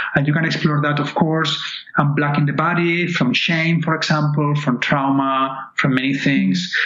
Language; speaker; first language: English; non-native, fluent; Spanish